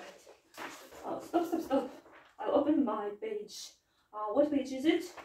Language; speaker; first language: English; non-native, fluent; Russian